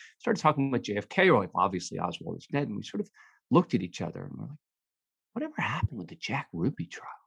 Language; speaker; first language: English; native; English